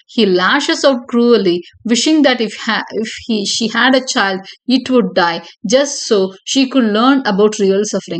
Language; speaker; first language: English; non-native, local second language; Tamil